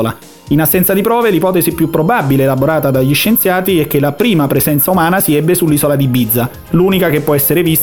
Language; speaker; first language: Italian; native; Italian